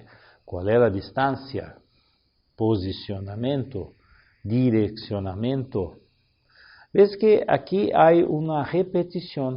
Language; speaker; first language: Spanish; non-native, learner; Portuguese